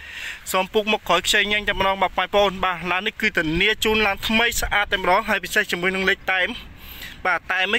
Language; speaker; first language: Khmer; native; Khmer